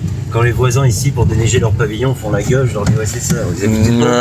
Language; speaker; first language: French; native; French